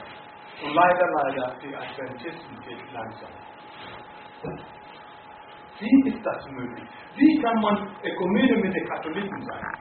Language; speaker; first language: German; non-native, fluent; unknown